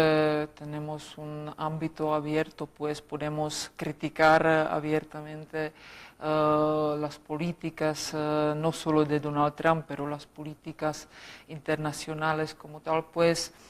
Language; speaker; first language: Spanish; non-native, fluent; Czech